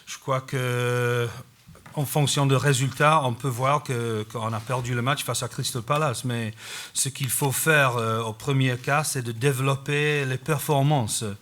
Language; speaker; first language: French; non-native, fluent; English